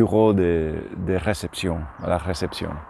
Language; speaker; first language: French; non-native, learner; Spanish